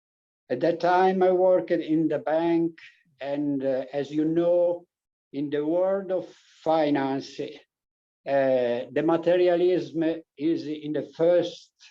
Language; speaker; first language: English; non-native, learner; Italian